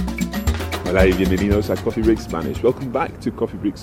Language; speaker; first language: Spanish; non-native, fluent; English